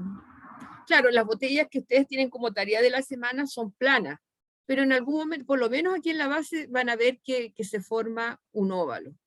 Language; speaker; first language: Spanish; native; Spanish